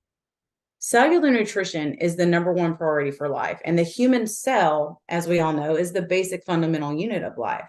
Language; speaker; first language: English; native; English